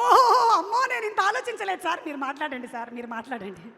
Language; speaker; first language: Telugu; native; Telugu